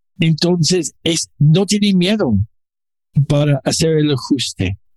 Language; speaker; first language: Spanish; non-native, learner; English